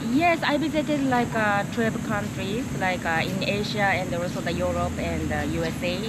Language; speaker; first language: English; non-native, learner; Japanese